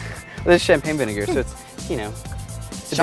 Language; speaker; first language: English; native; English